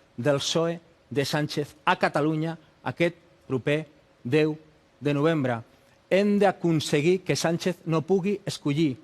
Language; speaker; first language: Catalan; non-native, local second language; Spanish